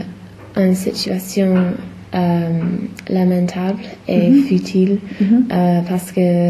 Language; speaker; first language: French; non-native, learner; English